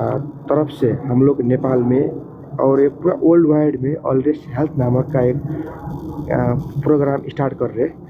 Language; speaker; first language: Hindi; non-native, learner; Nepali